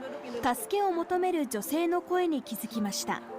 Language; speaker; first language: Japanese; native; Japanese